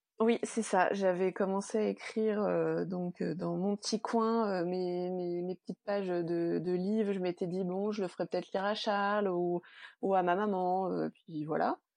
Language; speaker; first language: French; native; French